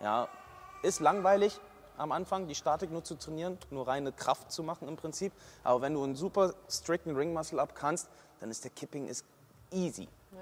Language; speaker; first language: German; native; German